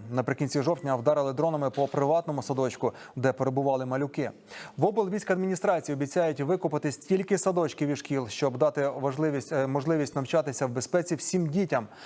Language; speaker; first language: Ukrainian; native; Ukrainian